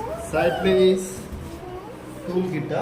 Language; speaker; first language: English; non-native, local second language; Telugu